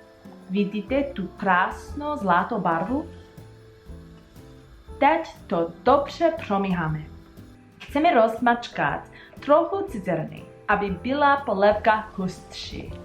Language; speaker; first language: Czech; non-native, learner; English